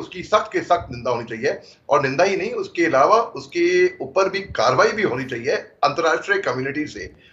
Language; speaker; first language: Hindi; native; Hindi